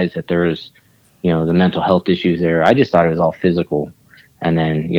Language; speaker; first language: English; native; English